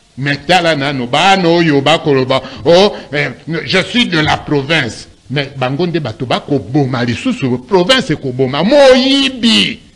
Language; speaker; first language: Lingala; native; Lingala